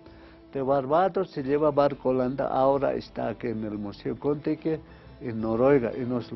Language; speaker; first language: Spanish; non-native, local second language; Aymara